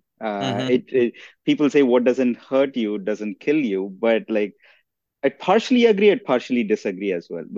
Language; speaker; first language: English; non-native, local second language; Tamil